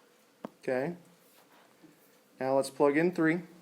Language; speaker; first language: English; native; English